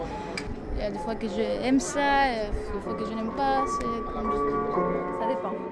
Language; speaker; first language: French; non-native, fluent; Greek